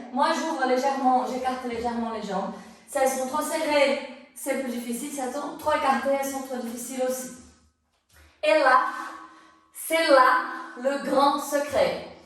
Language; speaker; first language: French; non-native, fluent; Portuguese